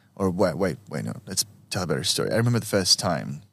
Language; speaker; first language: English; non-native, fluent; Spanish